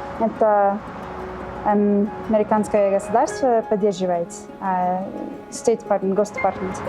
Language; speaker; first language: Russian; non-native, fluent; English